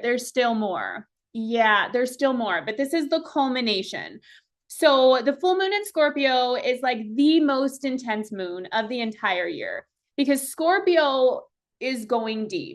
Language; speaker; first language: English; native; English